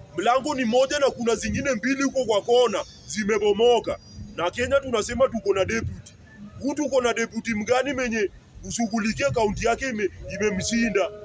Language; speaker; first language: Swahili; native; Swahili